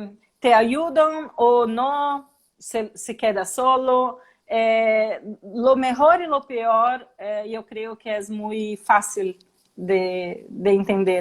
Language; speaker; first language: Spanish; non-native, learner; Portuguese